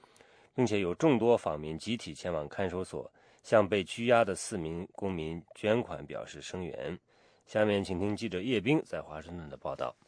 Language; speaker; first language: Chinese; native; Chinese